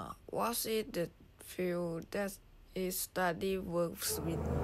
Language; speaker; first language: English; non-native, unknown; Thai